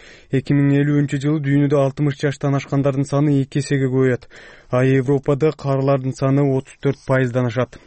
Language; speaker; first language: Kyrgyz; native; Kyrgyz